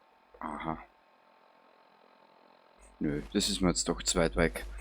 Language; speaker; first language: German; native; German